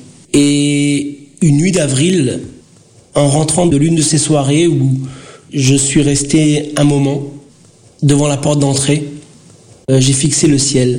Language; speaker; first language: French; early bilingual, other home language; Portuguese